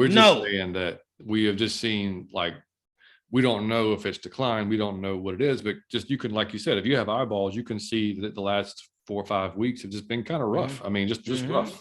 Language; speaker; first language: English; native; English